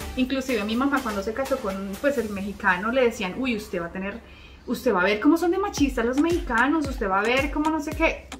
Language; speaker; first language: Spanish; native; Spanish